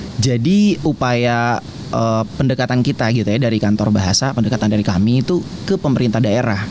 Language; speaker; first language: Indonesian; non-native, local second language; Javanese